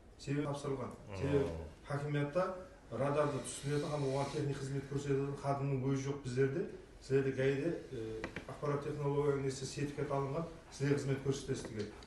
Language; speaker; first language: Uzbek; non-native, local second language; Kara-Kalpak